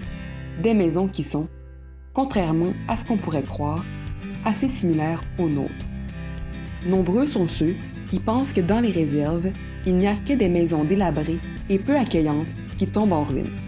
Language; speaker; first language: French; native; French